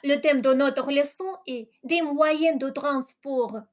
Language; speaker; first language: French; non-native, fluent; Ukrainian